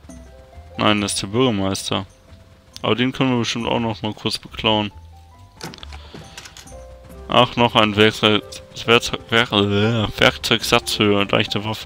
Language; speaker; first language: German; native; German